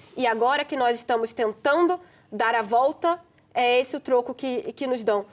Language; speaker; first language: Portuguese; native; Portuguese